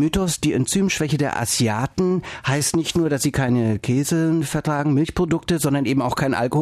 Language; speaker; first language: German; native; German